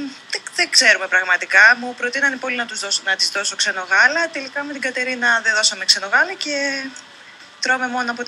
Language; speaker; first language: Greek; native; Greek